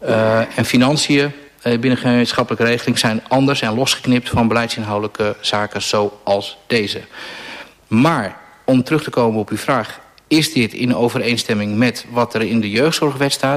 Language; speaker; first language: Dutch; native; Dutch